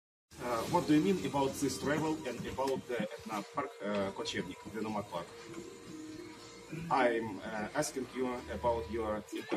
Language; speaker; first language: English; non-native, fluent; Russian